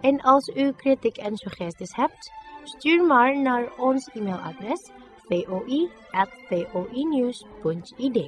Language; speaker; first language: Dutch; non-native, learner; Indonesian